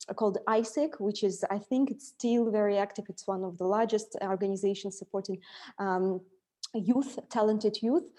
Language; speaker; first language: English; non-native, fluent; Russian